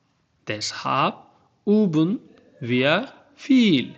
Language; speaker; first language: German; non-native, fluent; Urdu